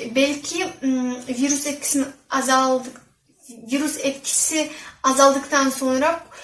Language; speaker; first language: Turkish; non-native, fluent; Kazakh